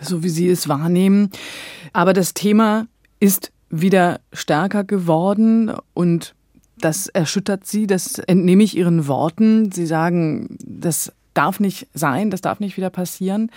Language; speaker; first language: German; native; German